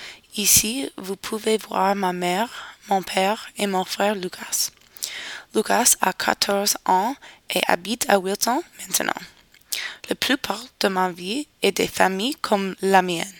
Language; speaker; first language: French; non-native, learner; English